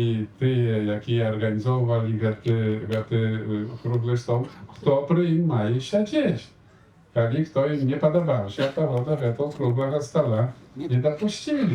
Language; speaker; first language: Polish; non-native, learner; Belarusian